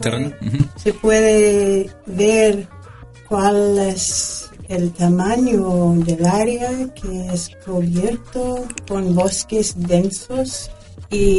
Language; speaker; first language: Spanish; non-native, fluent; English